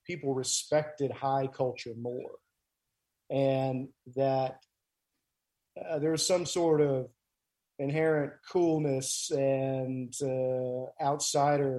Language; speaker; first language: English; native; English